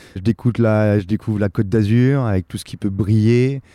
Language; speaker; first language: French; native; French